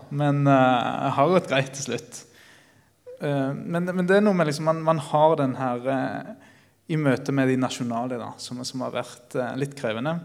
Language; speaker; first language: Norwegian; early bilingual, other home language; Spanish